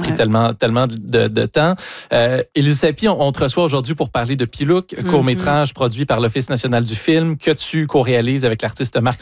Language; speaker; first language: French; native; French